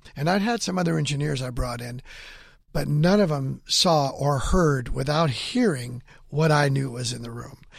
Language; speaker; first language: English; native; English